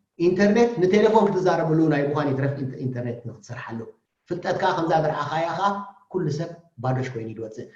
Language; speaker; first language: Tigrinya; native; Tigrinya